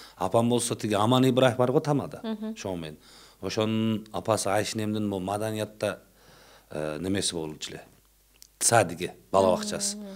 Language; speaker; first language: Kyrgyz; non-native, local second language; Uzbek